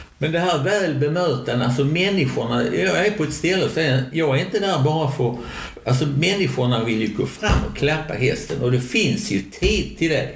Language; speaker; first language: Swedish; native; Swedish